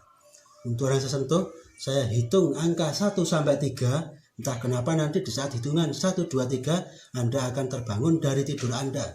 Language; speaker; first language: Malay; non-native, local second language; Javanese